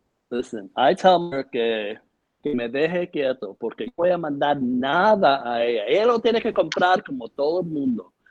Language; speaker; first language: Spanish; early bilingual, heritage; Spanish